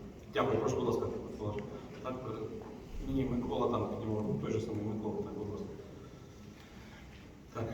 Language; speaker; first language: Ukrainian; native; Ukrainian